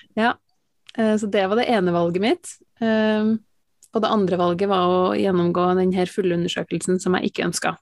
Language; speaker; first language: Norwegian; native; Norwegian